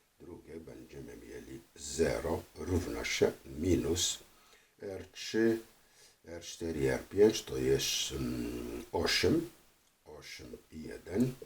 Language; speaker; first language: Polish; non-native, fluent; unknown